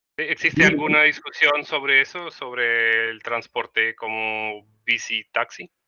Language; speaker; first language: Spanish; non-native, fluent; Russian